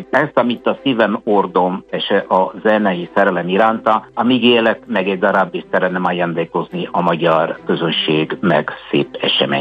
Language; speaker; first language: Hungarian; non-native, fluent; Italian